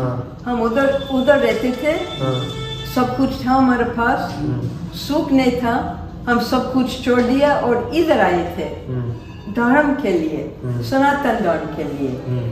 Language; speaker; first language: Hindi; non-native, fluent; English